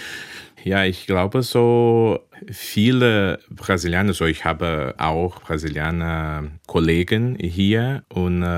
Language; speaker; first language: German; early bilingual, heritage; German